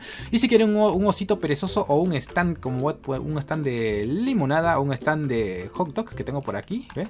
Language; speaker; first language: Spanish; native; Spanish